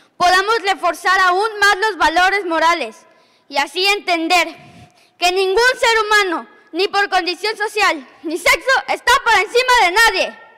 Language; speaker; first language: Spanish; native; Spanish